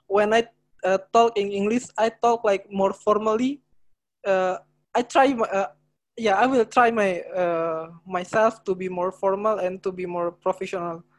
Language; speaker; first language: English; non-native, learner; Indonesian